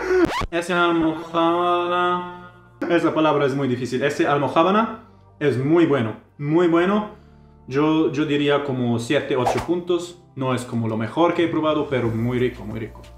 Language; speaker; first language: Spanish; non-native, fluent; German